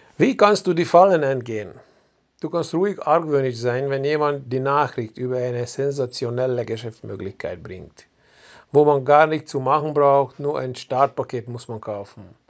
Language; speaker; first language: German; non-native, fluent; Hungarian